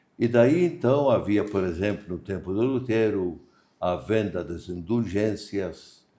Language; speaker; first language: Portuguese; non-native, fluent; Maltese